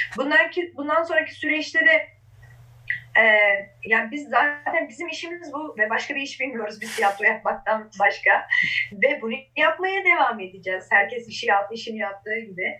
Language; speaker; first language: Turkish; non-native, local second language; Kurdish